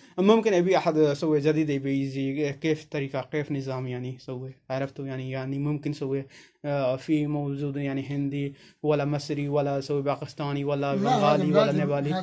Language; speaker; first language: Arabic; non-native, learner; Hindi